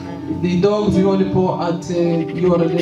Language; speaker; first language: Swedish; non-native, learner; Swahili